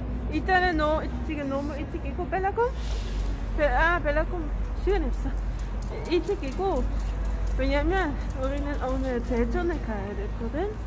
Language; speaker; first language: Korean; non-native, fluent; Dutch